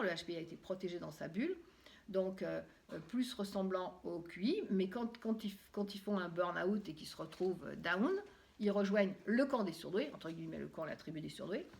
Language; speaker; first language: French; native; French